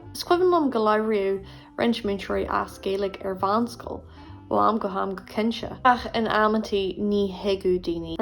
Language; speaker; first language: Irish; non-native, local second language; English